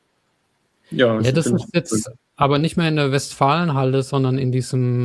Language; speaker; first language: German; native; German